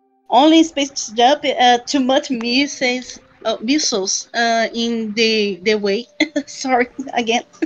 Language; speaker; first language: English; non-native, learner; Portuguese